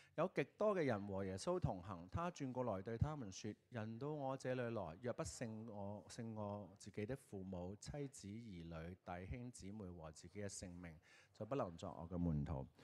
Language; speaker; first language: Cantonese; native; Cantonese